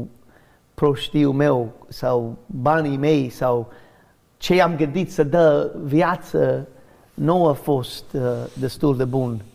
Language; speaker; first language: Romanian; non-native, learner; English